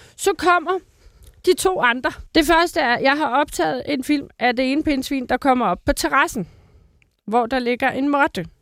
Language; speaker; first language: Danish; native; Danish